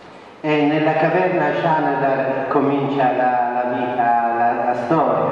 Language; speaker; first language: Italian; non-native, fluent; Central Kurdish